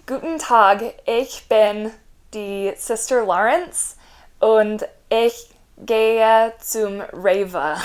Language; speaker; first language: German; non-native, fluent; English